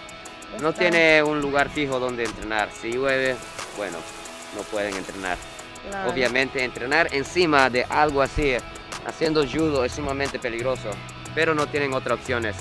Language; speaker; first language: Spanish; non-native, fluent; Japanese